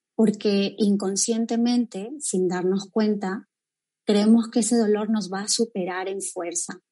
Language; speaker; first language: Spanish; native; Spanish